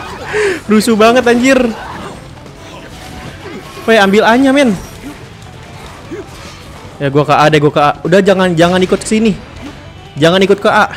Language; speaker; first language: Indonesian; native; Indonesian